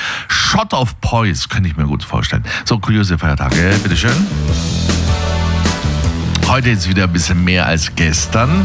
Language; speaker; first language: German; non-native, local second language; Luxembourgish